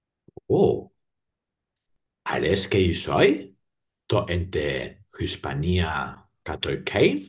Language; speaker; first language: Greek; non-native, learner; Spanish